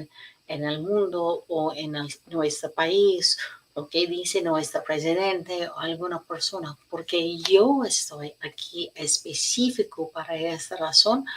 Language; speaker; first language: Spanish; non-native, learner; English